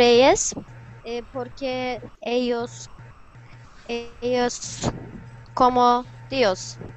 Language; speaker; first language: Spanish; non-native, learner; Turkish